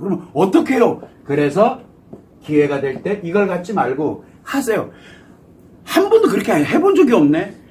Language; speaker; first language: Korean; native; Korean